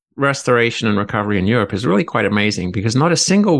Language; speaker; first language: English; native; English